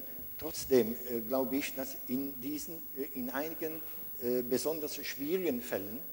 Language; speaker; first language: German; non-native, fluent; Italian